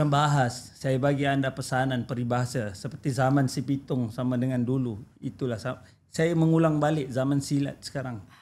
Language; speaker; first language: Malay; native; Malay